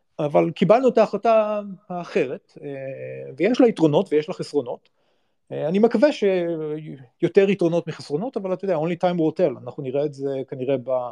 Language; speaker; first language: Hebrew; native; Hebrew